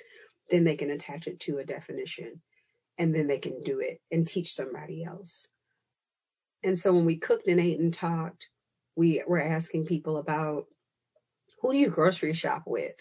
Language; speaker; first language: English; native; English